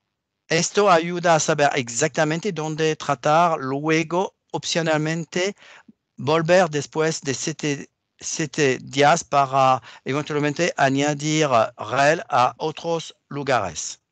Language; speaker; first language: Spanish; non-native, learner; French